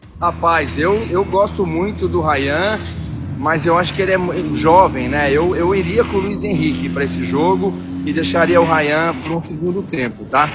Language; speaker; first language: Portuguese; native; Portuguese